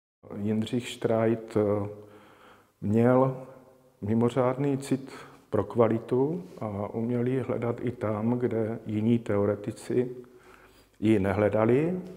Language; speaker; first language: Czech; native; Czech